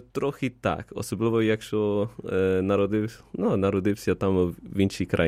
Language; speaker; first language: Ukrainian; non-native, fluent; Spanish